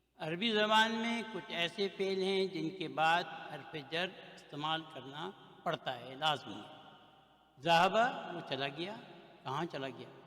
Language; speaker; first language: Urdu; native; Urdu